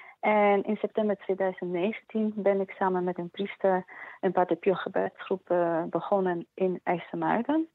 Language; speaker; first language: Dutch; early bilingual, other home language; Polish